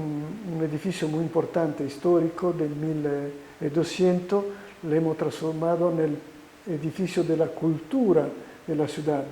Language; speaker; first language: Spanish; non-native, fluent; Italian